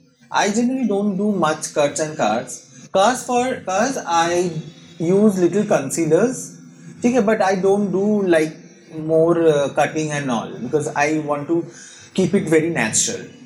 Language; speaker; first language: English; non-native, local second language; Bangla